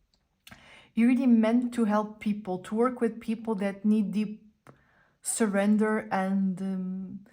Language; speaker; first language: English; non-native, fluent; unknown